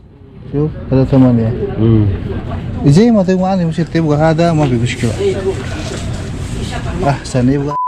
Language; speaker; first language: Arabic; non-native, learner; Indonesian